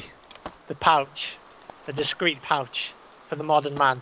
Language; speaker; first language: English; native; English